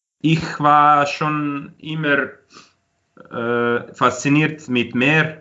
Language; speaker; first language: German; non-native, fluent; Croatian